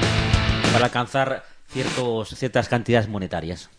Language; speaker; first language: Spanish; native; Spanish